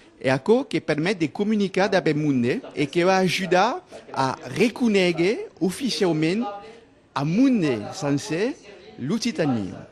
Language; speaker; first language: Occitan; non-native, local second language; French